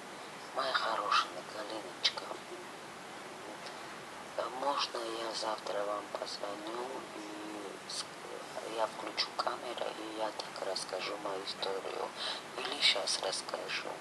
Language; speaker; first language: Russian; non-native, fluent; Georgian